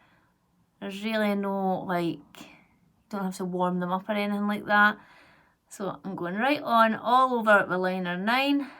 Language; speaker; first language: English; native; English